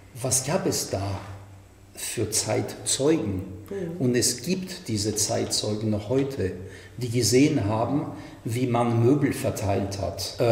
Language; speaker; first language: German; non-native, fluent; French